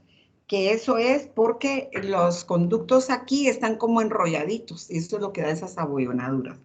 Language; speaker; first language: Spanish; native; Spanish